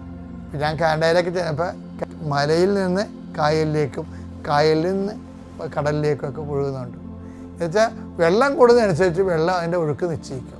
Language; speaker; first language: Malayalam; native; Malayalam